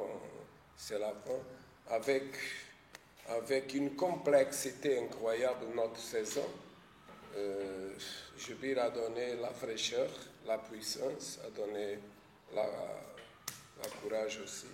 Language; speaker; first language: French; non-native, fluent; Portuguese